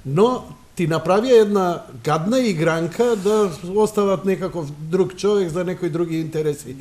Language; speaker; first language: Macedonian; native; Macedonian